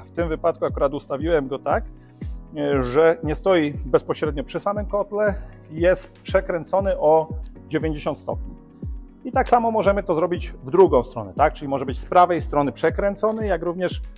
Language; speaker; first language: Polish; native; Polish